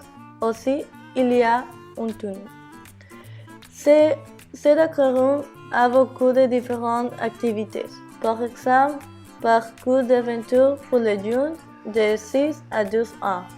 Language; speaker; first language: French; non-native, learner; Spanish